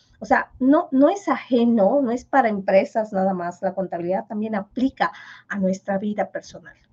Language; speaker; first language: Spanish; non-native, local second language; Yucateco